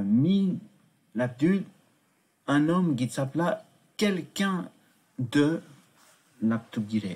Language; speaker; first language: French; non-native, fluent; Tibetan